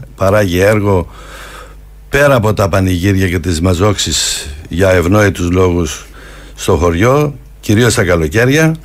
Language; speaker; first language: Greek; native; Greek